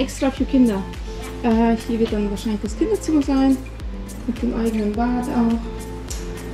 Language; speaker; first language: German; native; German